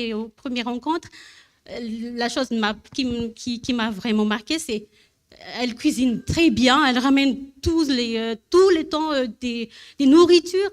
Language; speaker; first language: French; non-native, learner; Malagasy